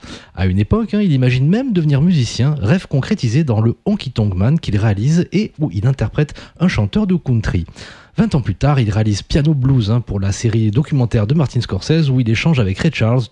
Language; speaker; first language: French; native; French